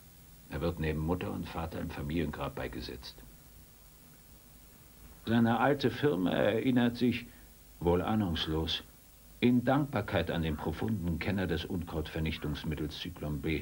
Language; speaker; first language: German; native; German